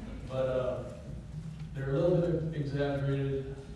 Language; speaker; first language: English; native; English